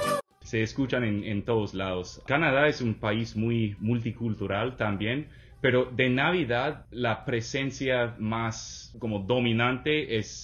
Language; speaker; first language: Spanish; non-native, fluent; English